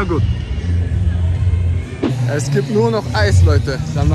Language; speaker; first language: German; early bilingual, other home language; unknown